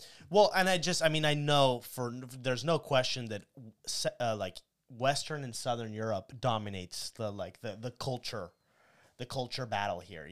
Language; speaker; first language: English; native; English